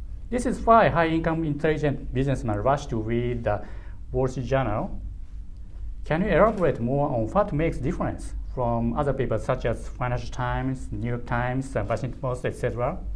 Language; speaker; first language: English; non-native, fluent; Japanese